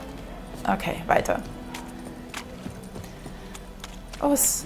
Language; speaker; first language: German; native; German